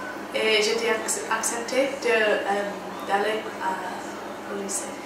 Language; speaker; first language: French; non-native, fluent; English